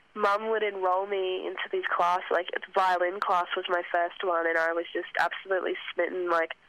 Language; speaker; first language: English; non-native, local second language; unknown